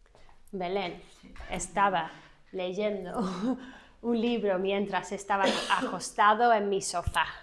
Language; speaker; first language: Spanish; non-native, fluent; English